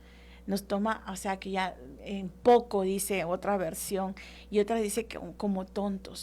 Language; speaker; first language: Spanish; native; Spanish